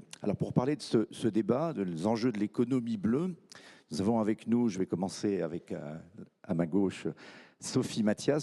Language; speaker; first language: French; native; French